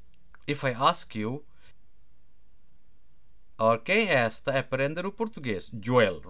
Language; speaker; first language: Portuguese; non-native, fluent; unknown